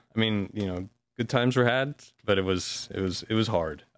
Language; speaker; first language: English; native; English